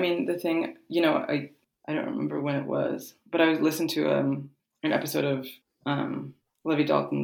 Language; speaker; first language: English; native; English